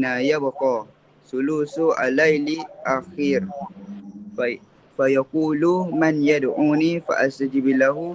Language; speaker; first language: Arabic; non-native, learner; Malay